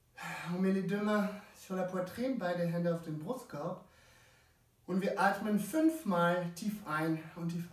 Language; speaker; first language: German; non-native, fluent; French